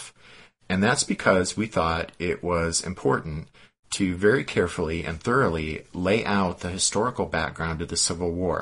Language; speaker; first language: English; native; English